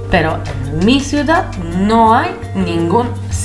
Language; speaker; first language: Spanish; non-native, fluent; Polish